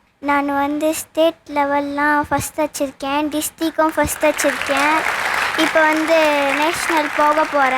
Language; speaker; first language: Tamil; native; Tamil